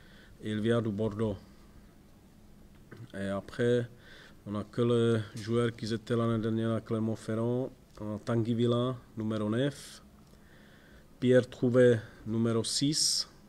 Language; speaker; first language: French; non-native, fluent; Czech